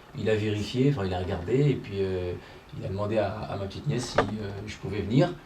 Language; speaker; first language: French; early bilingual, other home language; Arabic